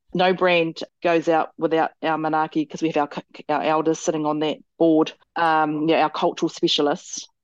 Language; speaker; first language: English; native; English